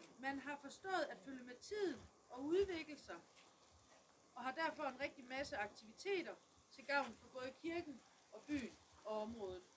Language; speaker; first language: Danish; native; Danish